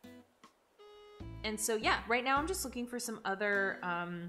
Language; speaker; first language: English; native; English